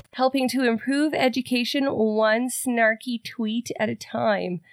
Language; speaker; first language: English; native; English